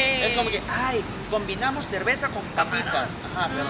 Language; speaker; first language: Spanish; non-native, fluent; Korean